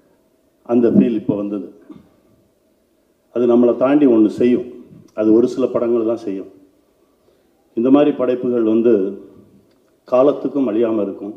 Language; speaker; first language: Tamil; native; Tamil